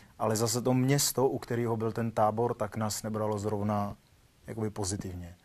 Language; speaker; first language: Czech; early bilingual, other home language; Armenian